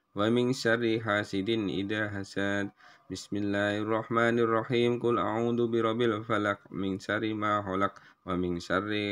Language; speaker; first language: Arabic; non-native, learner; Indonesian